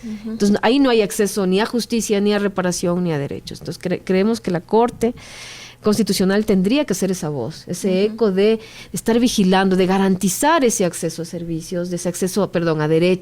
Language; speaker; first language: Spanish; native; Spanish